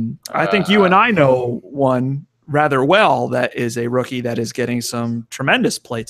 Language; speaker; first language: English; native; English